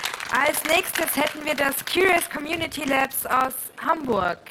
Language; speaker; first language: German; native; German